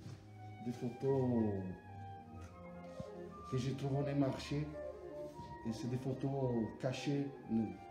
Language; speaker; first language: French; non-native, learner; Italian